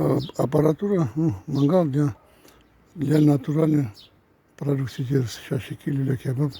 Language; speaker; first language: Russian; non-native, fluent; Armenian